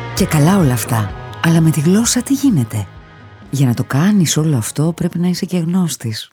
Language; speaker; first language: Greek; native; Greek